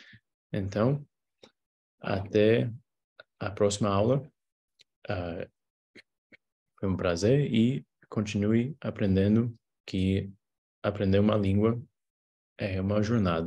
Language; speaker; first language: Portuguese; non-native, fluent; English